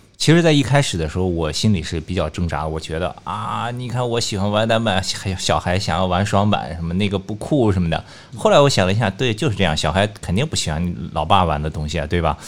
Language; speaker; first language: Chinese; native; Chinese